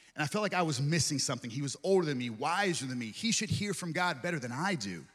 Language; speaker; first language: English; native; English